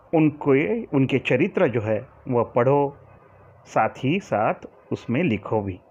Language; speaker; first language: Hindi; non-native, local second language; Marathi